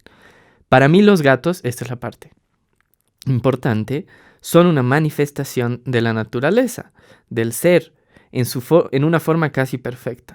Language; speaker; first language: Spanish; native; Spanish